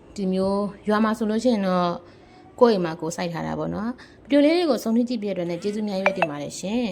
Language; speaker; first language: Burmese; native; Burmese